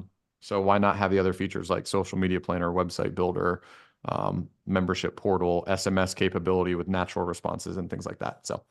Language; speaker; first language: English; native; English